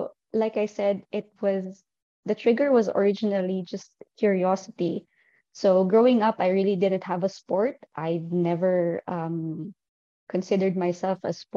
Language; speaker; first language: English; non-native, local second language; Filipino